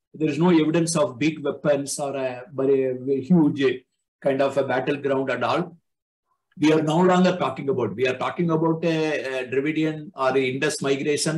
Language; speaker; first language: English; non-native, local second language; Tamil